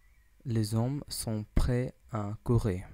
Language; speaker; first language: French; non-native, learner; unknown